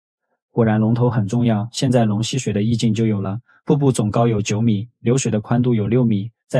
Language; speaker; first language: Chinese; native; Chinese